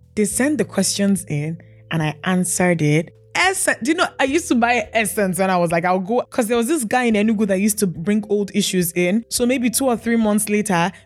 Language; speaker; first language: English; non-native, local second language; Igbo